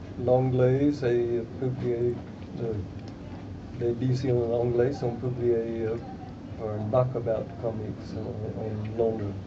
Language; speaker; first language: French; non-native, fluent; English